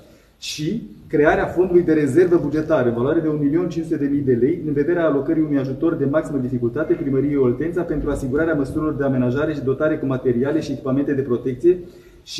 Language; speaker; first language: Romanian; native; Romanian